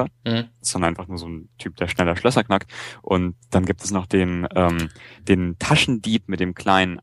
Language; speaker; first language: German; native; German